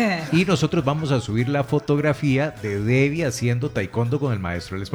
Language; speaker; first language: Spanish; native; Spanish